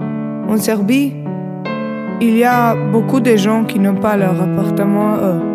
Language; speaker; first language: French; non-native, learner; Serbian